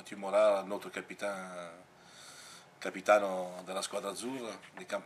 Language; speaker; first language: Italian; early bilingual, heritage; French